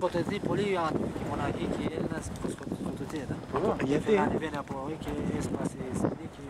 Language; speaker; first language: Greek; non-native, learner; Romanian